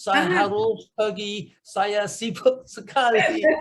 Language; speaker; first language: Indonesian; non-native, learner; English